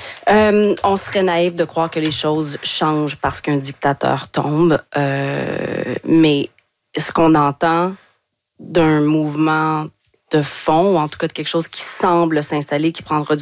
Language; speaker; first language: French; native; French